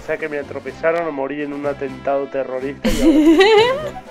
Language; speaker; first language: Spanish; native; Spanish